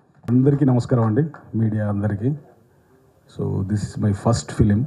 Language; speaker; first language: Telugu; native; Telugu